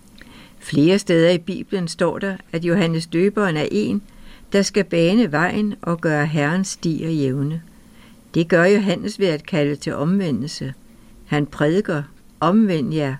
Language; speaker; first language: Danish; native; Danish